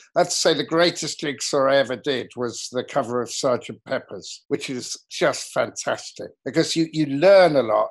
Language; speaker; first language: English; native; English